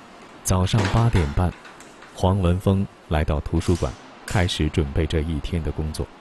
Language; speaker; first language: Chinese; native; Chinese